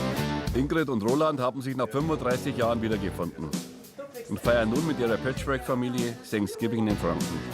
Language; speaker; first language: German; native; German